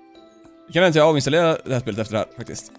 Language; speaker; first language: Swedish; native; Swedish